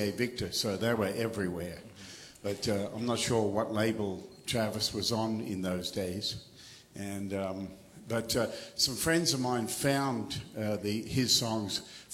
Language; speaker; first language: English; native; English